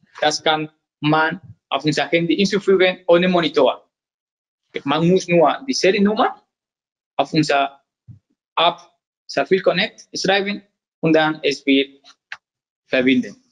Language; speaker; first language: German; non-native, learner; Spanish